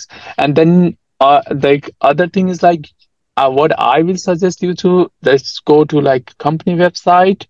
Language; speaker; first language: English; non-native, local second language; Nepali